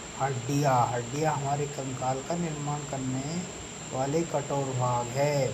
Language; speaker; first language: Hindi; native; Hindi